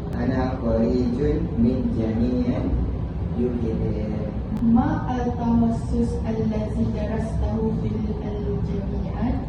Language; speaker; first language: Arabic; non-native, learner; Malay